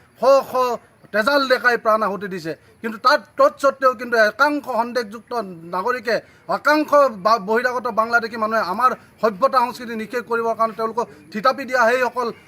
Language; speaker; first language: Assamese; native; Assamese